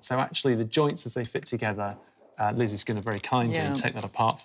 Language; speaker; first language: English; native; English